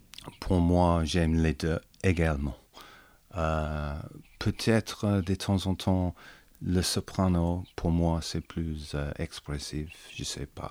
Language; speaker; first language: French; non-native, learner; English